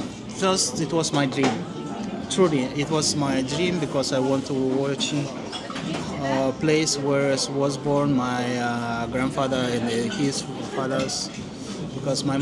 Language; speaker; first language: English; non-native, learner; Russian